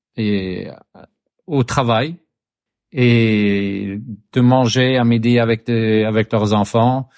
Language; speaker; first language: French; non-native, fluent; Swedish